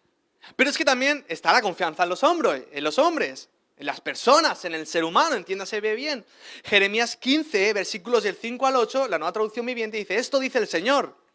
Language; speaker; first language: Spanish; native; Spanish